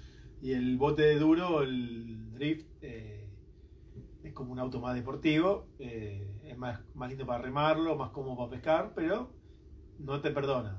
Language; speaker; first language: Spanish; native; Spanish